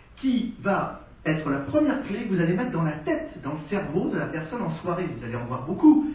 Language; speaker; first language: French; native; French